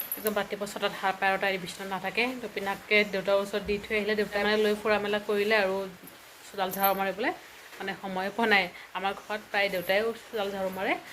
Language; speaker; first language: Assamese; native; Assamese